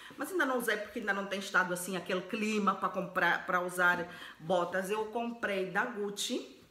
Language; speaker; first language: Portuguese; native; Portuguese